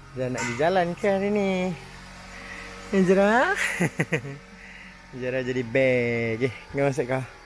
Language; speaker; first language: Malay; native; Malay